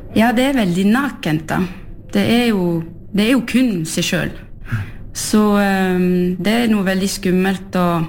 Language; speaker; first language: Norwegian; early bilingual, heritage; French